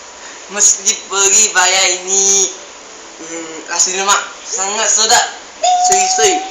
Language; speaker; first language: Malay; non-native, local second language; Chinese